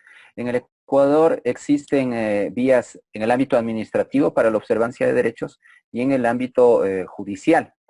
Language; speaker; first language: Spanish; native; Spanish